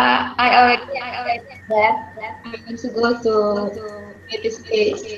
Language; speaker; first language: English; non-native, learner; Indonesian